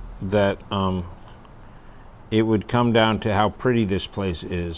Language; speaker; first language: English; native; English